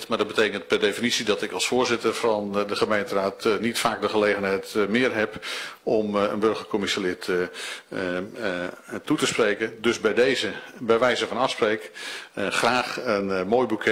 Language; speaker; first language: Dutch; native; Dutch